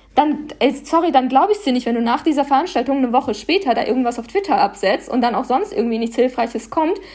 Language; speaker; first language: German; non-native, fluent; Persian